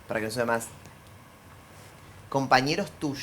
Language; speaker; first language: Spanish; native; Spanish